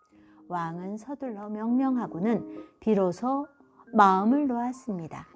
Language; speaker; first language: Korean; native; Korean